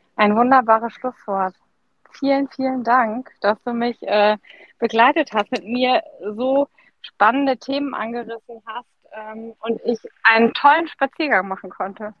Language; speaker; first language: German; native; German